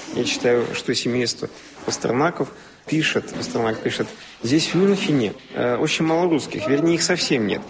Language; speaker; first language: Russian; native; Russian